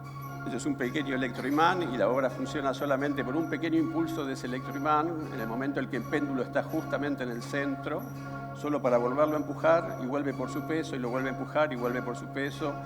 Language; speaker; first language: Spanish; native; Spanish